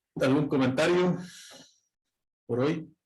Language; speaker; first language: Spanish; native; Spanish